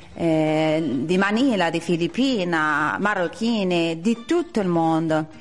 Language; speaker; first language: Italian; non-native, fluent; Arabic